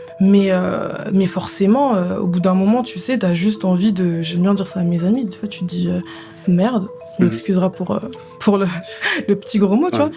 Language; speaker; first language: French; early bilingual, other home language; Lingala